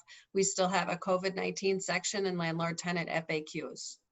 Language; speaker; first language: English; native; English